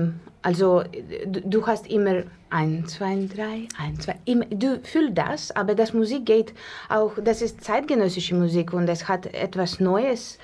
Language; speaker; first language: German; non-native, learner; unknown